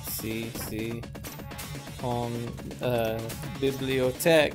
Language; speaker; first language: Spanish; non-native, learner; English